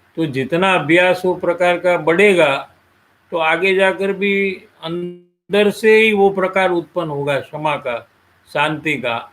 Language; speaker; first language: Hindi; non-native, local second language; Gujarati